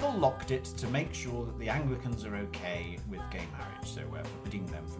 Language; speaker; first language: English; native; English